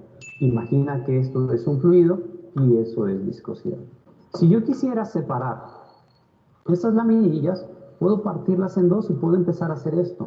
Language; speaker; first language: Spanish; native; Spanish